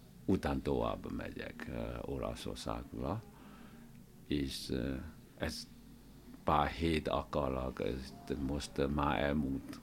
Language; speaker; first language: Hungarian; non-native, learner; Chinese